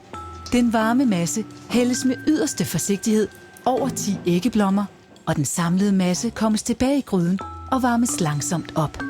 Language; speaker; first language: Danish; native; Danish